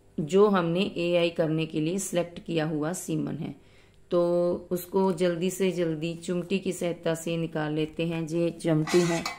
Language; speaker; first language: Hindi; non-native, local second language; Punjabi